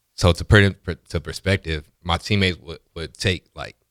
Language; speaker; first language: English; native; English